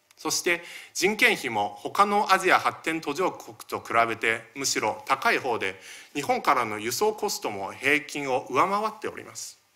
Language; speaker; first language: Japanese; early bilingual, other home language; Chinese